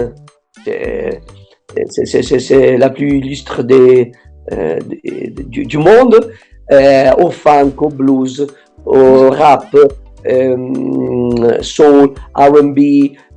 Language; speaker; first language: French; non-native, fluent; Italian